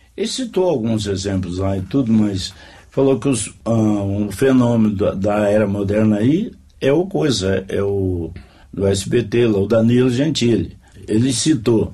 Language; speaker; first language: Portuguese; native; Portuguese